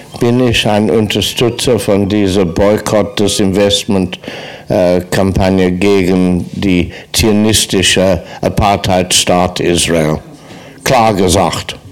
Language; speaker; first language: German; non-native, fluent; English